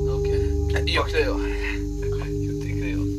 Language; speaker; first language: Spanish; non-native, learner; French